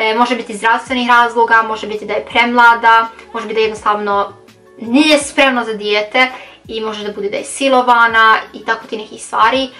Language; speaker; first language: Bosnian; early bilingual, heritage; Bosnian